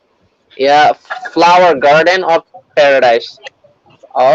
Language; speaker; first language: English; non-native, learner; Bangla